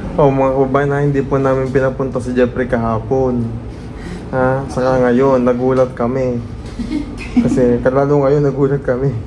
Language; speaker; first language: Filipino; native; Filipino